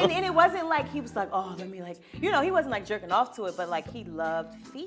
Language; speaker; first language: English; native; English